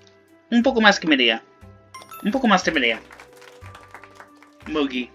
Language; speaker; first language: Spanish; non-native, learner; English